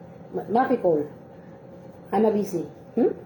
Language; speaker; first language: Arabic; non-native, learner; Filipino